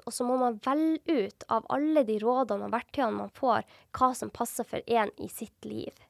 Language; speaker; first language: Norwegian; native; Norwegian